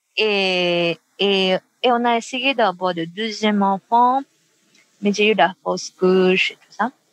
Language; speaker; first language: French; non-native, fluent; Japanese